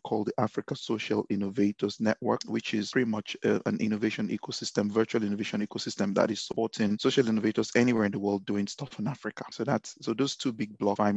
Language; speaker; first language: English; non-native, local second language; Yoruba